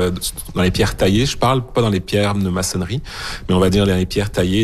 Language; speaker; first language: French; native; French